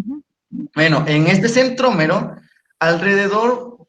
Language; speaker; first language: Spanish; native; Spanish